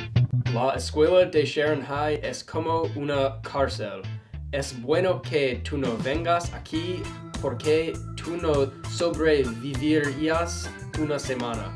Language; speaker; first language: Spanish; non-native, learner; English